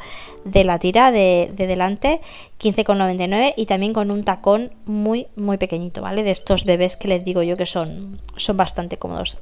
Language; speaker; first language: Spanish; native; Spanish